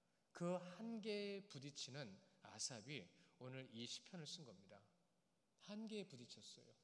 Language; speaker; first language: Korean; native; Korean